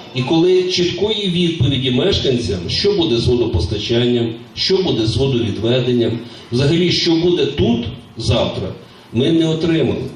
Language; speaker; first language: Ukrainian; native; Ukrainian